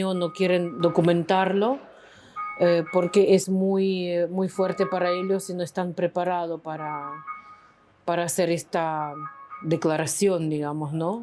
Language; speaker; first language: Spanish; non-native, fluent; Ukrainian